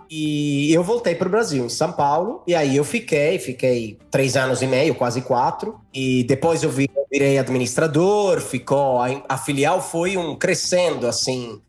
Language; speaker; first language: Portuguese; non-native, fluent; Italian